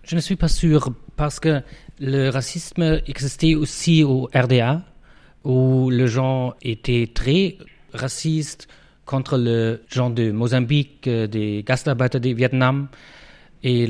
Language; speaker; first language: French; non-native, fluent; German